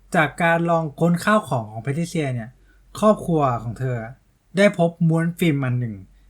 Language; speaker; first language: Thai; native; Thai